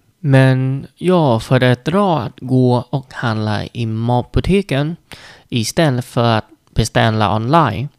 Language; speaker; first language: Swedish; non-native, learner; Vietnamese